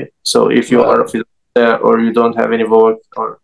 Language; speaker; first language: English; non-native, learner; Persian